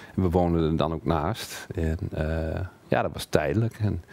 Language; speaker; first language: Dutch; native; Dutch